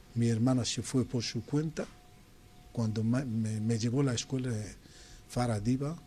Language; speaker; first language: Spanish; non-native, fluent; Persian